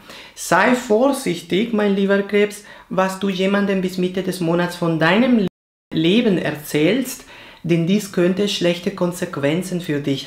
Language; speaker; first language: German; non-native, fluent; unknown